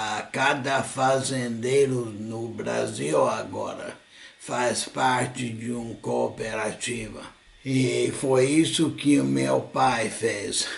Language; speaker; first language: Portuguese; non-native, fluent; English